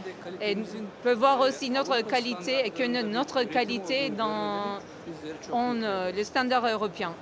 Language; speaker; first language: French; non-native, learner; Turkish